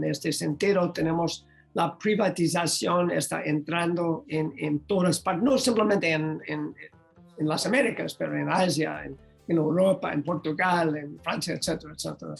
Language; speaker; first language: Spanish; non-native, learner; English